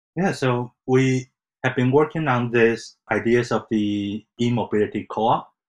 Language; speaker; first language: English; non-native, fluent; Chinese